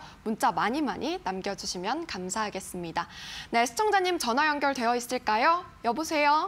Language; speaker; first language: Korean; native; Korean